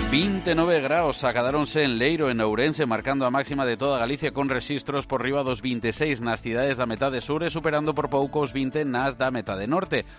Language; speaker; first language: Galician; native; Galician